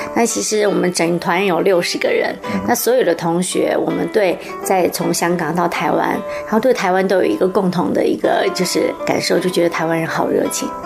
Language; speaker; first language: Chinese; native; Chinese